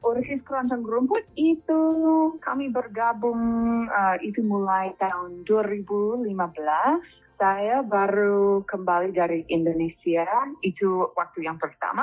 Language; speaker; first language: Indonesian; non-native, fluent; English